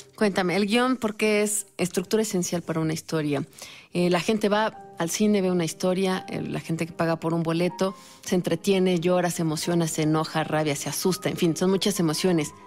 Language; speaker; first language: Spanish; native; Spanish